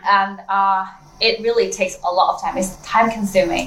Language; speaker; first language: English; non-native, fluent; Chinese